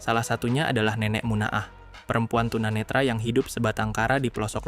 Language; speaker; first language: Indonesian; native; Indonesian